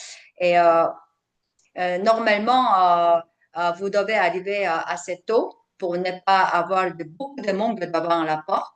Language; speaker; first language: French; non-native, fluent; Korean